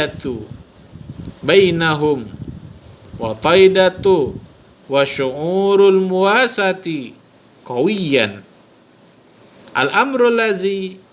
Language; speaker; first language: Arabic; non-native, fluent; Indonesian